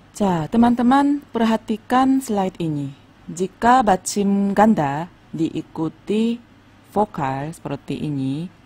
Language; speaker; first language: Indonesian; non-native, fluent; Korean